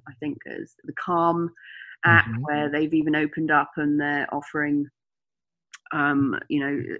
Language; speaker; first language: English; native; English